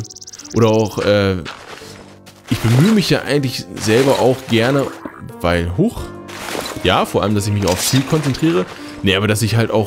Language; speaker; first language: German; native; German